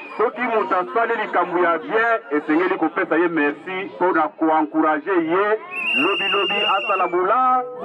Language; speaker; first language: Lingala; non-native, local second language; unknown